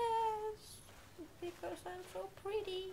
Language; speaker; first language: English; non-native, fluent; Finnish